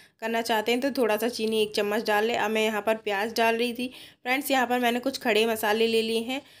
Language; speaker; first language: Hindi; non-native, local second language; Odia